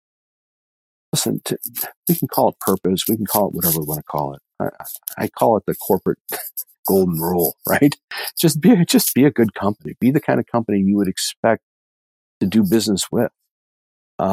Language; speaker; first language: English; native; English